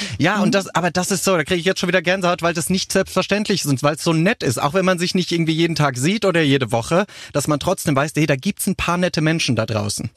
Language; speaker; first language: German; native; German